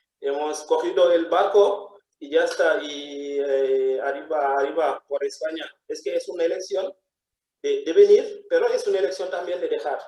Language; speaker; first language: Spanish; non-native, fluent; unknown